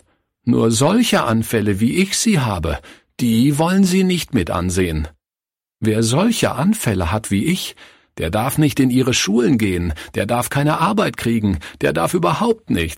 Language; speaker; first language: German; native; German